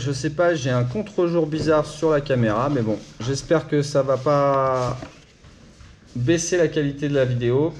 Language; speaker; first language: French; native; French